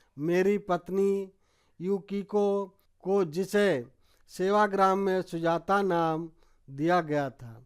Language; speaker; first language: Hindi; native; Hindi